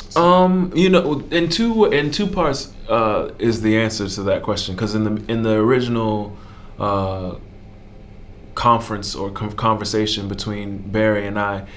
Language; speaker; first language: English; native; English